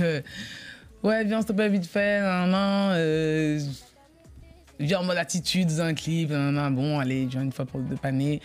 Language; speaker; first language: French; native; French